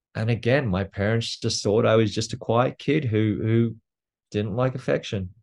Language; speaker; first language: English; native; English